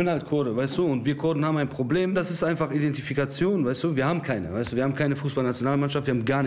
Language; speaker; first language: German; early bilingual, other home language; Kurdish